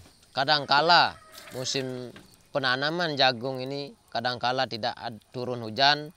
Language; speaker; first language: Indonesian; non-native, local second language; Balinese